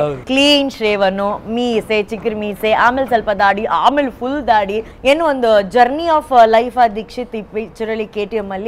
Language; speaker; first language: Kannada; native; Kannada